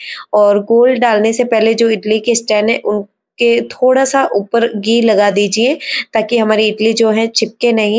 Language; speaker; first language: Hindi; native; Hindi